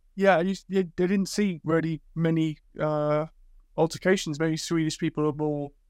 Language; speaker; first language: English; native; English